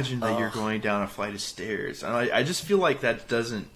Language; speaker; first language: English; native; English